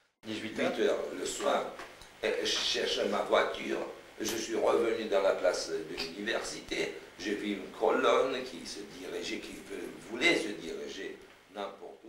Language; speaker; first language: French; non-native, fluent; Romanian